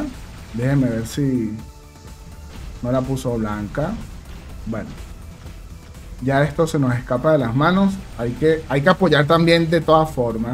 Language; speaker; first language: Spanish; native; Spanish